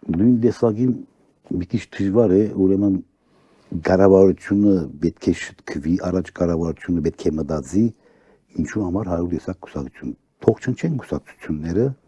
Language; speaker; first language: Armenian; early bilingual, heritage; Armenian